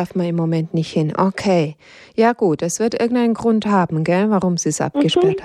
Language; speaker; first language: German; native; German